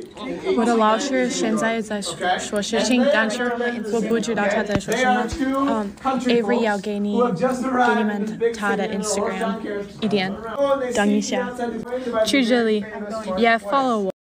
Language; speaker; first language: Chinese; non-native, learner; English